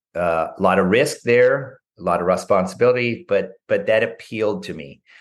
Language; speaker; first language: English; native; English